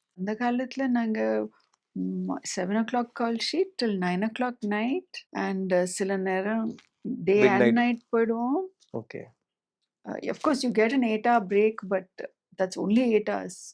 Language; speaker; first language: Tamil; non-native, local second language; English